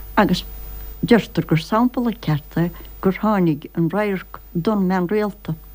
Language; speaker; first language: Irish; native; Irish